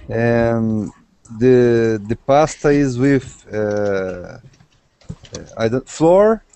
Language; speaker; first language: English; non-native, learner; Portuguese